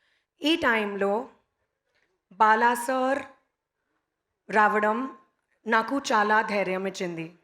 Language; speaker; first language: Telugu; non-native, learner; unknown